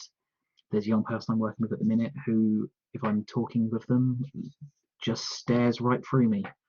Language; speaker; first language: English; native; English